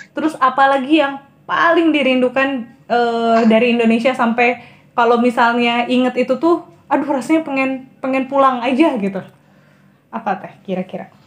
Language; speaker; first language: Indonesian; native; Indonesian